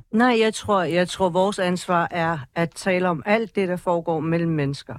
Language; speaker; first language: Danish; early bilingual, other home language; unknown